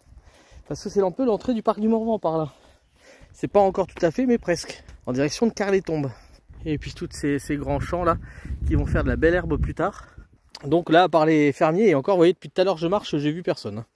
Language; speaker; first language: French; native; French